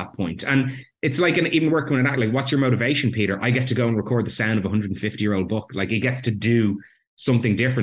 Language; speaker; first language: English; native; English